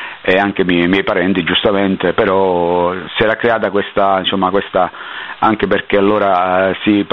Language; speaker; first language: Italian; native; Italian